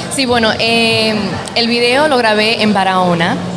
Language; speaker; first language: Spanish; early bilingual, heritage; Spanish